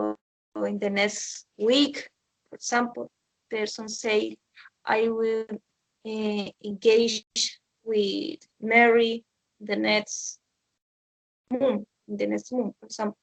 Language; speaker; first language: English; non-native, learner; Spanish